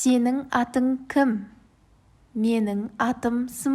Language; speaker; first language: Kazakh; non-native, learner; Korean